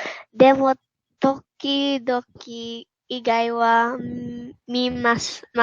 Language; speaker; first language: Japanese; non-native, learner; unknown